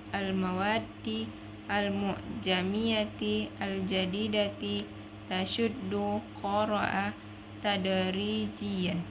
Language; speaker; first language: Arabic; non-native, learner; Indonesian